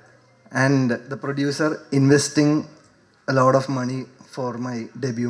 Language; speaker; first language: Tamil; non-native, learner; Malayalam